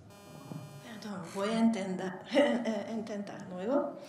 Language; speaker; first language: Spanish; non-native, learner; Hungarian